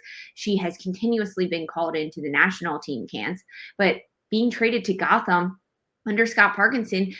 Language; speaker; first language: English; native; English